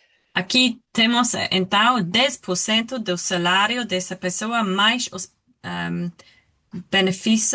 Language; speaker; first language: Portuguese; non-native, learner; English